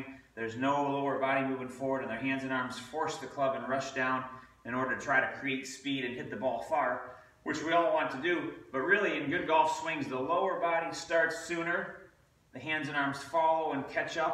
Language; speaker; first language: English; native; English